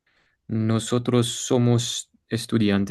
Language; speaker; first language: Spanish; non-native, learner; English